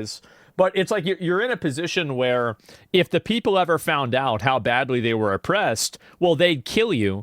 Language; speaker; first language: English; native; English